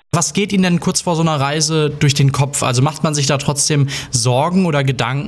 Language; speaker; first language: German; native; German